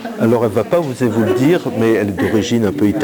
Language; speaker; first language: French; native; French